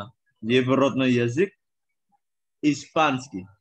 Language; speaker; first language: Russian; non-native, learner; Indonesian